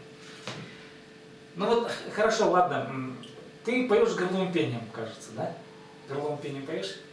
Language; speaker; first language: Russian; native; Russian